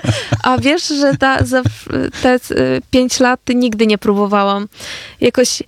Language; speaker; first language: Polish; non-native, fluent; Ukrainian